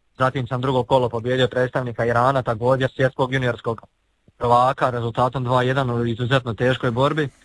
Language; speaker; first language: Croatian; native; Croatian